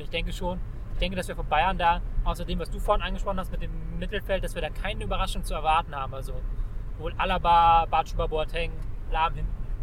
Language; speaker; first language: German; native; German